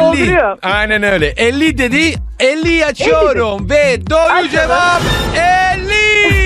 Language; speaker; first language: Turkish; non-native, learner; Italian